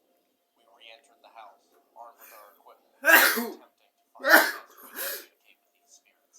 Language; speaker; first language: English; native; English